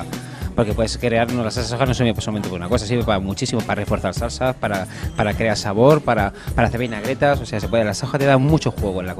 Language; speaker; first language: Spanish; native; Spanish